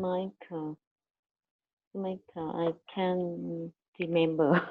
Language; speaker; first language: English; non-native, learner; Vietnamese